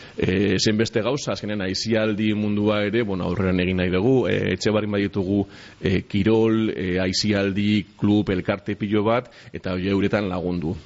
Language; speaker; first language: Basque; non-native, local second language; Spanish